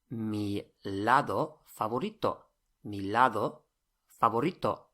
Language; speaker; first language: Spanish; non-native, fluent; English